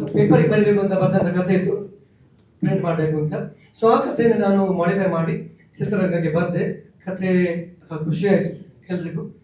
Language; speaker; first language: Kannada; non-native, local second language; Tulu